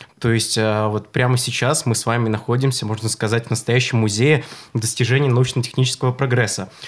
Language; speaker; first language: Russian; native; Russian